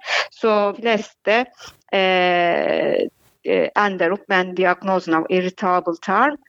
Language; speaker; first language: Norwegian; non-native, fluent; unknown